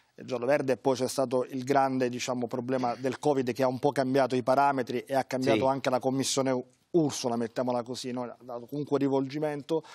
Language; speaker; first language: Italian; native; Italian